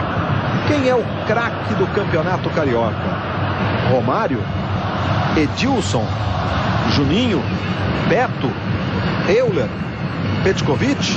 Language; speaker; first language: Portuguese; native; Portuguese